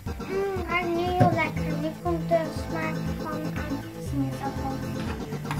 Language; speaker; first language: Dutch; non-native, learner; Arabic